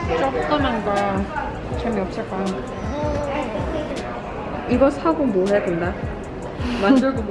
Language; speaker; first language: Korean; early bilingual, heritage; English